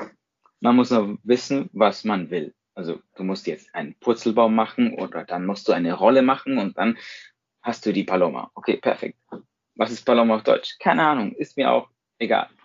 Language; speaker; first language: German; non-native, fluent; Spanish